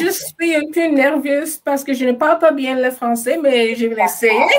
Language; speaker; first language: French; non-native, learner; English